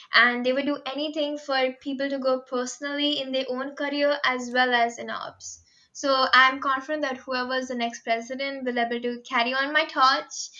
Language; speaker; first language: English; non-native, local second language; Hindi